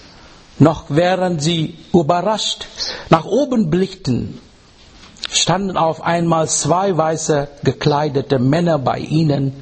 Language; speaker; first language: German; non-native, fluent; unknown